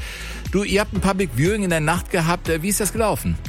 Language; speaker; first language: German; native; German